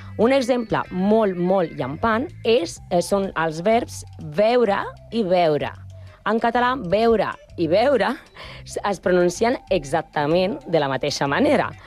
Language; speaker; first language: Catalan; non-native, learner; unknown